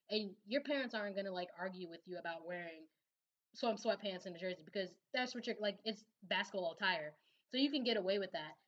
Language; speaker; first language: English; native; English